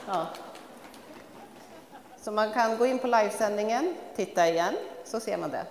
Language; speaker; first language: Swedish; native; Swedish